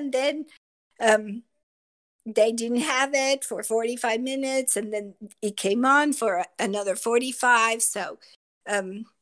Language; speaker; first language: English; non-native, fluent; Spanish